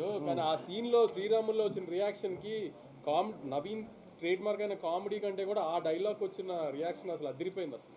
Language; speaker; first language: Telugu; native; Telugu